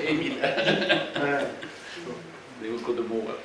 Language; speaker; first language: Japanese; non-native, fluent; French